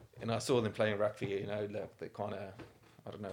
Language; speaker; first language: English; non-native, local second language; Afrikaans